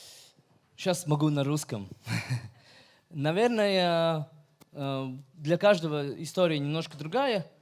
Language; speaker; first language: Russian; non-native, fluent; Latvian